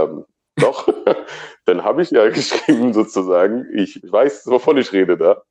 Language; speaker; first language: German; native; German